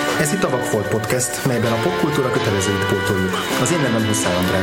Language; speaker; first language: Hungarian; native; Hungarian